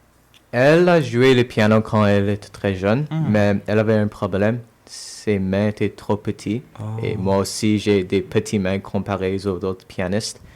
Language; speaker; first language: French; non-native, local second language; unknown